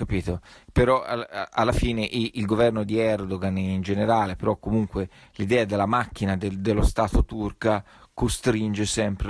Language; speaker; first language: Italian; native; Italian